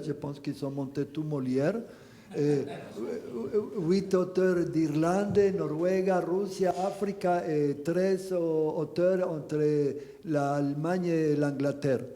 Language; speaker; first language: French; non-native, fluent; Spanish